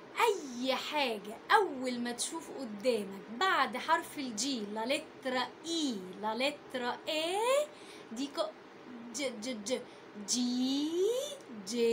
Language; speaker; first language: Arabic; native; Arabic